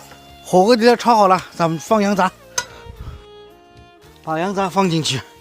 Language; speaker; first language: Chinese; native; Chinese